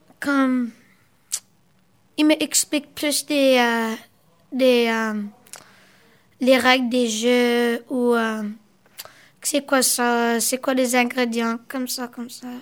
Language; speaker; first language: French; early bilingual, other home language; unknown